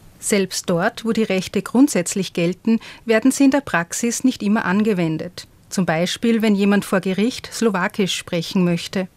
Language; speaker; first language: German; native; German